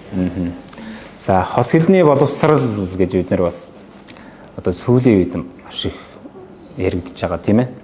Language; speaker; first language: Mongolian; non-native, local second language; Kazakh